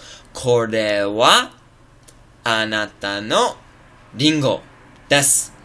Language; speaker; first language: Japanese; non-native, fluent; English